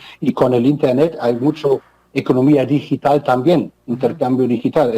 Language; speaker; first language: Spanish; non-native, fluent; German